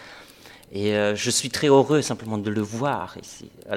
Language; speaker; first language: French; non-native, fluent; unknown